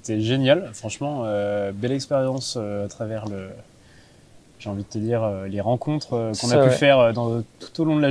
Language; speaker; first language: French; native; French